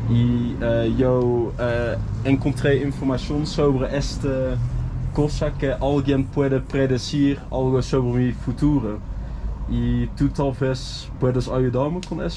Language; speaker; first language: Spanish; non-native, learner; Dutch